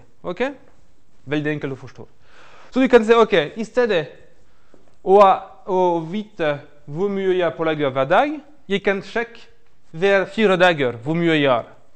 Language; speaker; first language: Norwegian; non-native, fluent; French